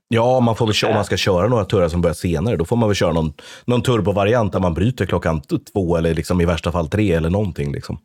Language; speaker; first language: Swedish; native; Swedish